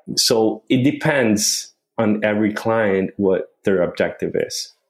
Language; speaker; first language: English; non-native, fluent; Spanish